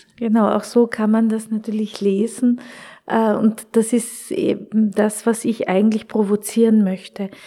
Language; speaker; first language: German; native; German